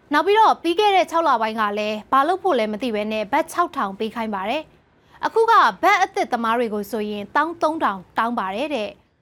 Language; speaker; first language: Burmese; native; Burmese